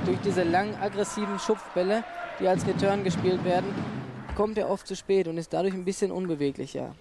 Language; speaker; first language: German; native; German